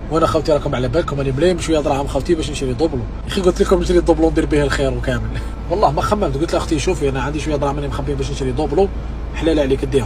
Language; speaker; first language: Arabic; native; Arabic